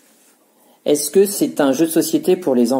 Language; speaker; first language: French; native; French